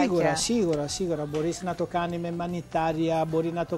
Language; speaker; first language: Greek; non-native, learner; Italian